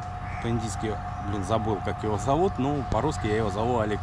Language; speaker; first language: Russian; native; Russian